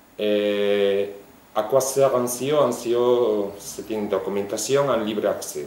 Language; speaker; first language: French; non-native, fluent; Spanish